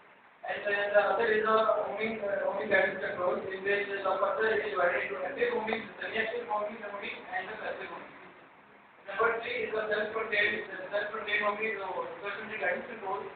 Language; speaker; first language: English; non-native, learner; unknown